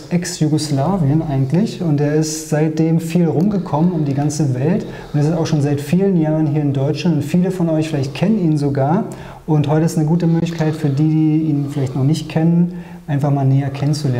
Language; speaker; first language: German; native; German